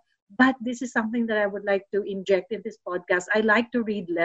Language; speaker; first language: English; non-native, local second language; Filipino